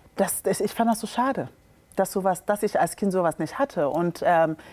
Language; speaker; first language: German; early bilingual, other home language; Akan